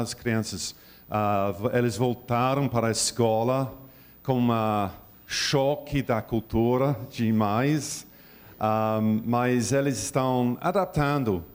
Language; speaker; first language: Portuguese; non-native, learner; English